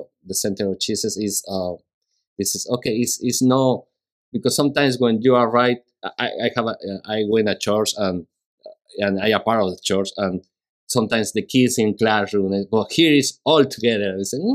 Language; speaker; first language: English; non-native, learner; Spanish